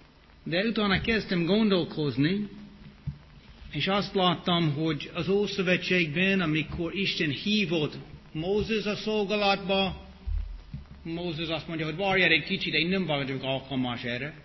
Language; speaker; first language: Hungarian; non-native, fluent; English